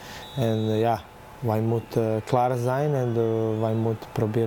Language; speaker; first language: Dutch; non-native, learner; Serbian